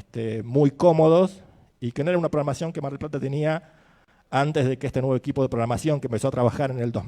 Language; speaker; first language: Spanish; native; Spanish